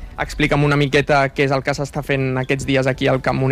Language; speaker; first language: Catalan; native; Catalan